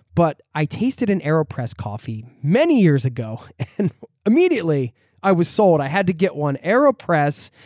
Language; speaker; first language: English; native; English